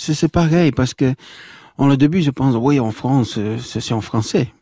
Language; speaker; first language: French; non-native, local second language; Dutch